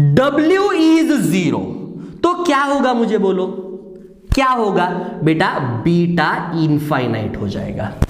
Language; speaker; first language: Hindi; non-native, local second language; Marathi